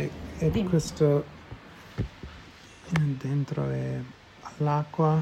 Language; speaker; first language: Italian; non-native, learner; English